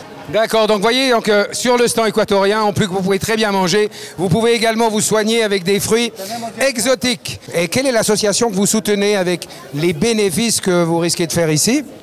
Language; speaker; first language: French; native; French